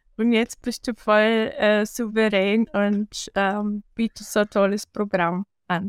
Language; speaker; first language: German; non-native, fluent; Bulgarian